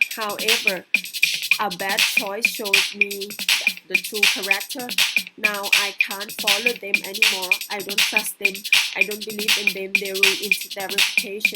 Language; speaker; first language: English; non-native, learner; Thai